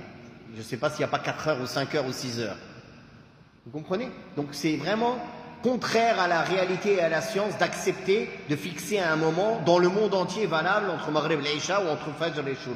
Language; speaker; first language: French; native; French